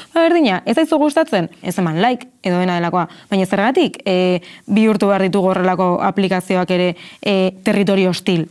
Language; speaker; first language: Basque; native; Basque